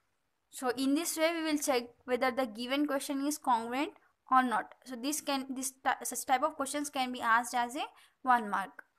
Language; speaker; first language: English; non-native, local second language; Telugu